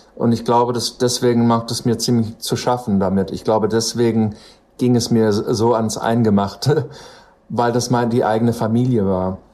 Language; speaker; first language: German; non-native, fluent; English